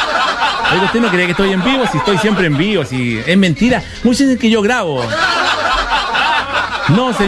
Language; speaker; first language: Spanish; native; Spanish